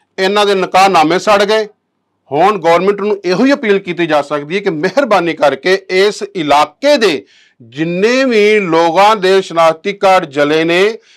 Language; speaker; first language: Punjabi; native; Punjabi